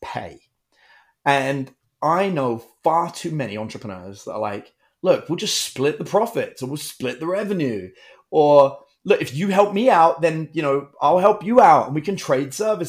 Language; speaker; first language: English; native; English